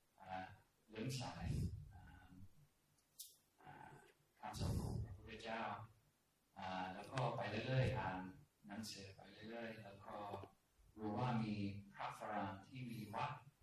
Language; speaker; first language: Thai; non-native, fluent; English